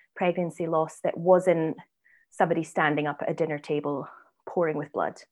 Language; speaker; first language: English; native; English